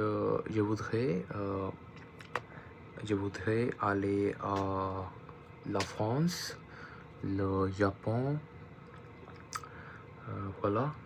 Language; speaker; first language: French; non-native, learner; Punjabi